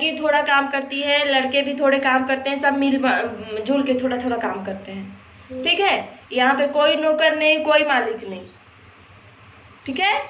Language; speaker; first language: Hindi; native; Hindi